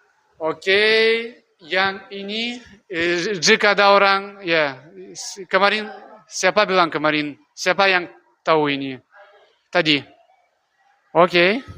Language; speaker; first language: Indonesian; non-native, learner; Russian